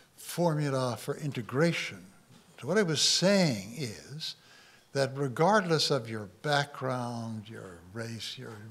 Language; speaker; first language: English; native; English